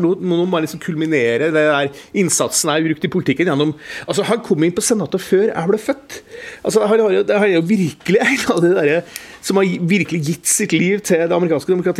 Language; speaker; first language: Norwegian; native; Norwegian